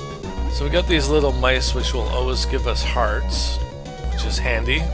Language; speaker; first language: English; native; English